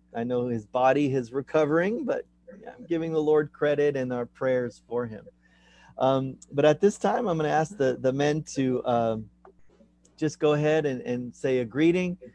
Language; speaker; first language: English; native; English